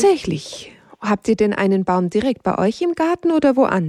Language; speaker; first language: German; native; German